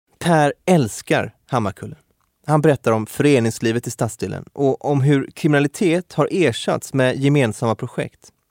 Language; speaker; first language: Swedish; native; Swedish